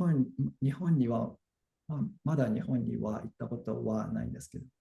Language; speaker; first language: Japanese; non-native, fluent; English